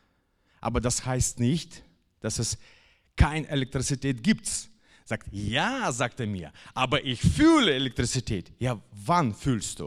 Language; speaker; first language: German; non-native, fluent; Russian